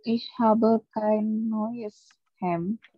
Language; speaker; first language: German; non-native, learner; Indonesian